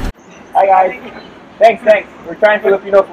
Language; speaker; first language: English; non-native, fluent; Korean